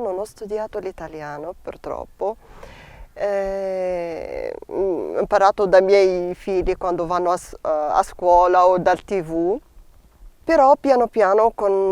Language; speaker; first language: Italian; non-native, learner; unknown